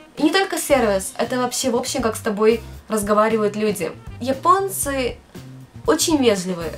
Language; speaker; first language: Russian; native; Russian